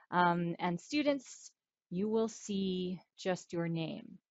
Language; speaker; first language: English; native; English